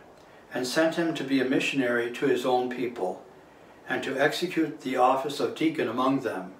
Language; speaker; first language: English; native; English